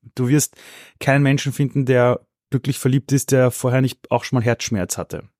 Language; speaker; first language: German; early bilingual, other home language; Persian